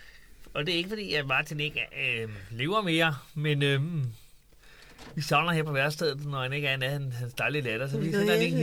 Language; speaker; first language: Danish; native; Danish